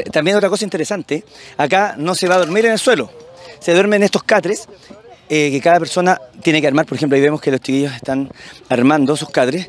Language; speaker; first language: Spanish; native; Spanish